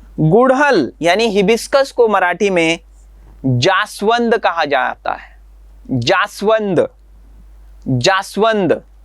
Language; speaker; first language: Hindi; non-native, local second language; Marathi